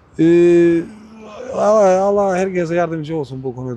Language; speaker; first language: Turkish; non-native, fluent; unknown